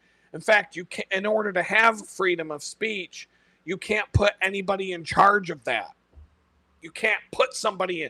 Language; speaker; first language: English; native; English